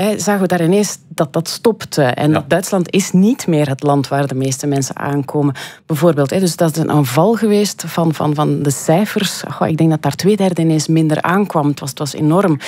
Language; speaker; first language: Dutch; native; Dutch